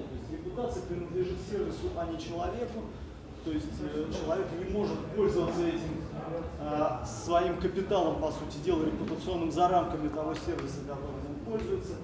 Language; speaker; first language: Russian; native; Russian